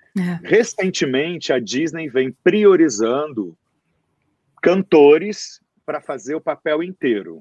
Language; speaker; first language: Portuguese; native; Portuguese